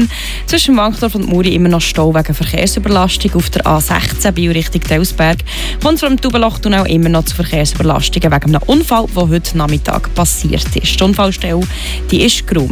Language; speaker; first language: German; native; German